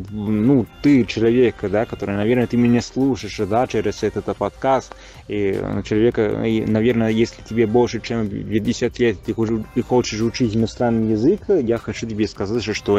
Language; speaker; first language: Russian; non-native, fluent; Italian